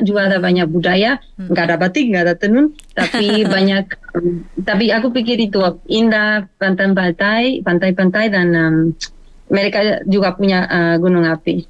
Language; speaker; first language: Indonesian; non-native, learner; Spanish